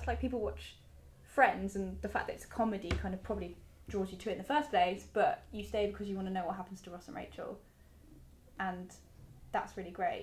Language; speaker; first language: English; native; English